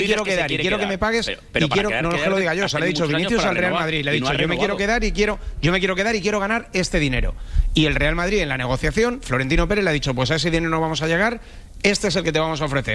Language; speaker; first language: Spanish; native; Spanish